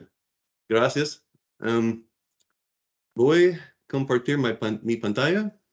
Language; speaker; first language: Spanish; non-native, learner; English